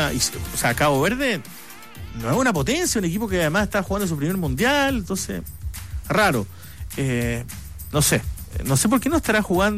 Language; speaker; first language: Spanish; native; Spanish